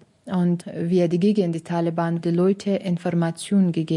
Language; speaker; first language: German; non-native, learner; Persian